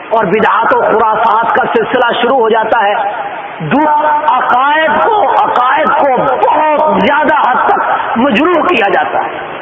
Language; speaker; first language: Urdu; native; Urdu